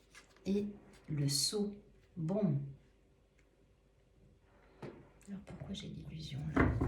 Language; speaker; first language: French; native; French